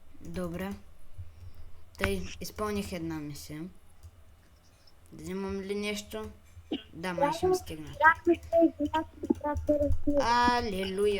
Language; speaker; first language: Bulgarian; native; Bulgarian